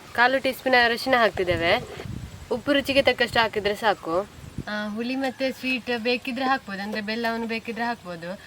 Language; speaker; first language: Kannada; non-native, local second language; Tulu